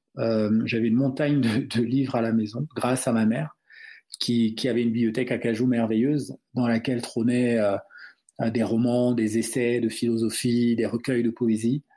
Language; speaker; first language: French; non-native, local second language; Duala